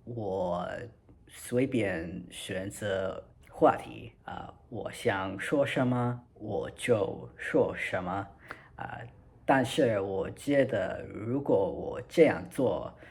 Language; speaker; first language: Chinese; non-native, learner; English